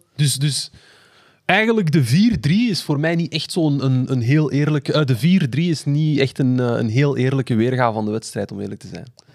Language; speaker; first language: Dutch; native; Dutch